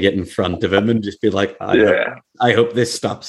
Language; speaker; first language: English; native; English